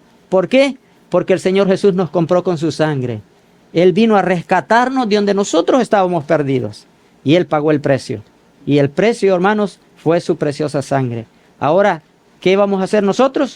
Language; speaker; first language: Spanish; native; Spanish